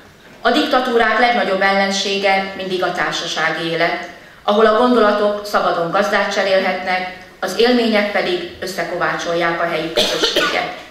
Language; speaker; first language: Hungarian; native; Hungarian